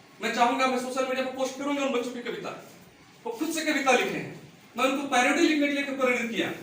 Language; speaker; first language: Hindi; native; Hindi